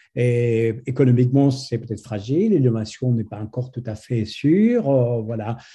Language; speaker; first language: French; non-native, fluent; Spanish